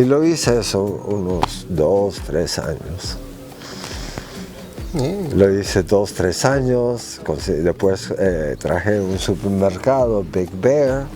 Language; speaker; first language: Spanish; early bilingual, heritage; Spanish